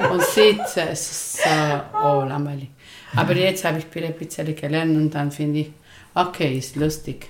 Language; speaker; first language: German; non-native, learner; Spanish